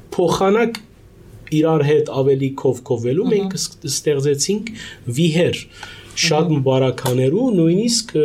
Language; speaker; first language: Armenian; early bilingual, heritage; Armenian